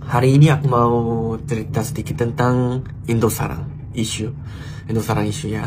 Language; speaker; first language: Indonesian; non-native, learner; Korean